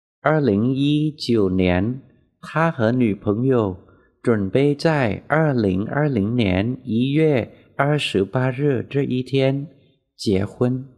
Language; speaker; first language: Chinese; non-native, fluent; Vietnamese